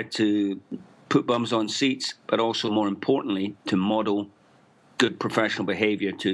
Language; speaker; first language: English; native; English